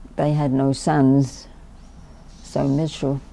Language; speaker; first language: English; native; English